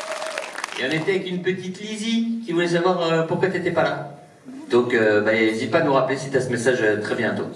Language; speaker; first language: French; native; French